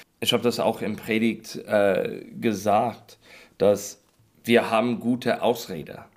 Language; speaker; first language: German; non-native, learner; English